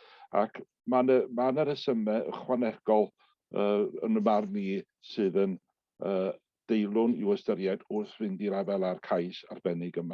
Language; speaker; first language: Welsh; native; Welsh